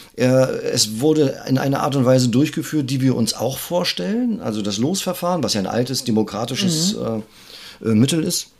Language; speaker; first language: German; native; German